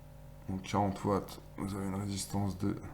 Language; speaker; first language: French; native; French